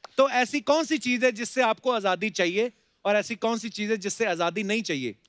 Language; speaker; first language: Hindi; non-native, local second language; Punjabi